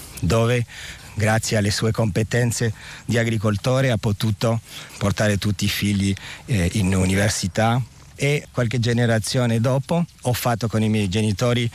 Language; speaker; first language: Italian; non-native, fluent; Spanish